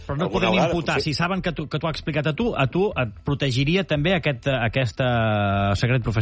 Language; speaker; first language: Catalan; native; Catalan